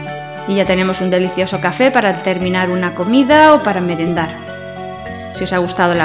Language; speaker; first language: Spanish; native; Spanish